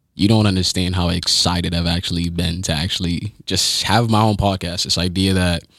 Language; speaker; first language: English; early bilingual, other home language; Haitian Creole